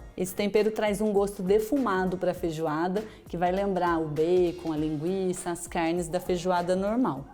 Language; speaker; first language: Portuguese; native; Portuguese